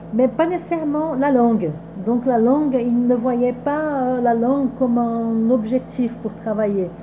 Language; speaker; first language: French; non-native, fluent; Portuguese